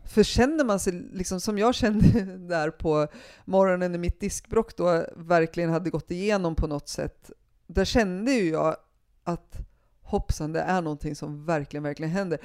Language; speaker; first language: Swedish; native; Swedish